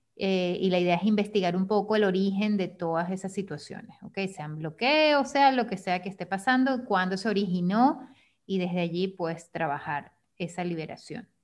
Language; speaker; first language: Spanish; native; Spanish